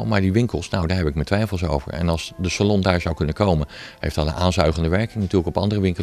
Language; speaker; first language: Dutch; native; Dutch